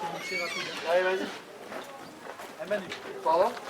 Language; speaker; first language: French; native; French